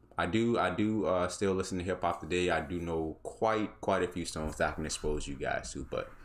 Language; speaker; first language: English; native; English